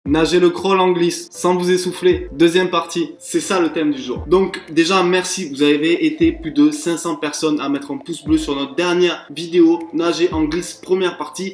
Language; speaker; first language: French; native; French